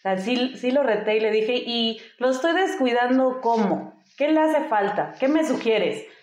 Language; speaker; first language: Spanish; early bilingual, heritage; Spanish